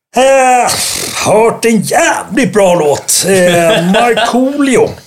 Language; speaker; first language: Swedish; early bilingual, other home language; Finnish